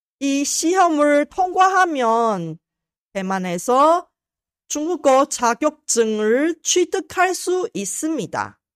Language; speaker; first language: Korean; non-native, fluent; Chinese